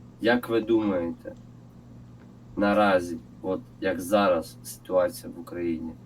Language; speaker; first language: Ukrainian; non-native, local second language; Russian